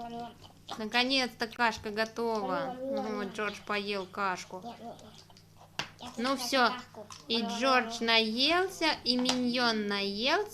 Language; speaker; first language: Russian; native; Russian